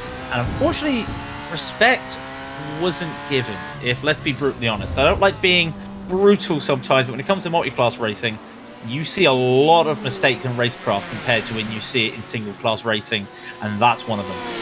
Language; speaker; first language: English; native; English